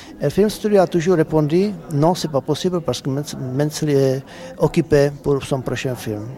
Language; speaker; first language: French; non-native, learner; Czech